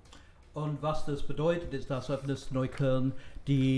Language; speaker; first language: German; non-native, fluent; English